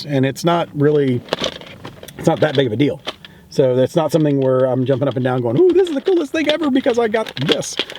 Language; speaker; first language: English; native; English